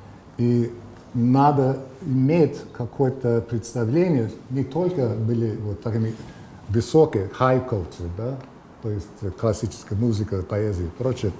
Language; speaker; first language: Russian; non-native, fluent; English